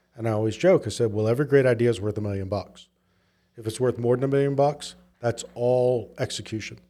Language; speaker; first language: English; native; English